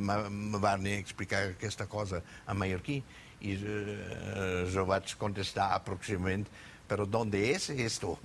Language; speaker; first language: Catalan; non-native, fluent; German